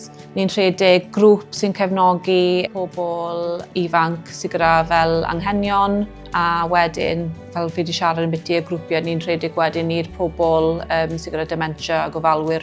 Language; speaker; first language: Welsh; native; Welsh